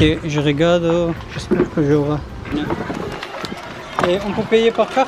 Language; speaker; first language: French; non-native, fluent; Pashto